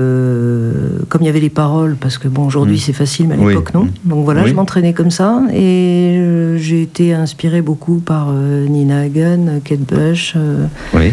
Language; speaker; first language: French; native; French